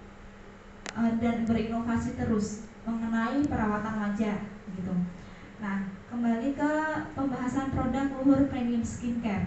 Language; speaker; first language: Indonesian; native; Indonesian